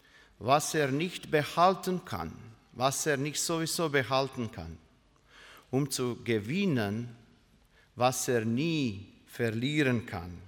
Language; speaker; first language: German; non-native, learner; Croatian